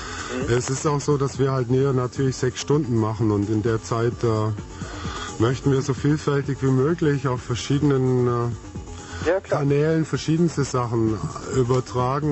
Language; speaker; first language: German; native; German